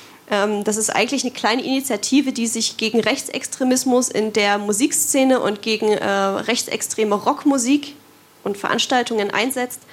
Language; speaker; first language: German; native; German